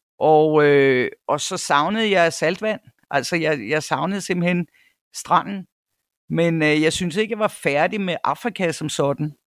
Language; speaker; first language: Danish; native; Danish